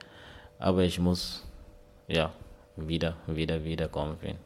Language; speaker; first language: German; non-native, learner; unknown